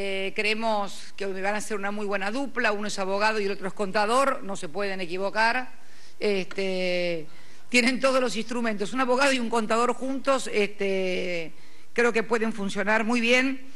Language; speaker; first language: Spanish; native; Spanish